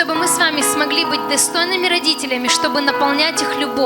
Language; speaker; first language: Russian; native; Russian